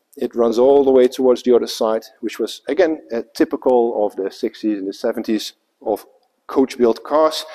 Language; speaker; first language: English; non-native, fluent; Dutch